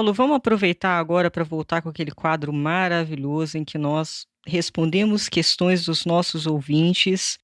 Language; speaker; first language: Portuguese; native; Portuguese